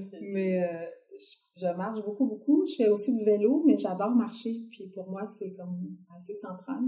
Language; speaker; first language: French; native; French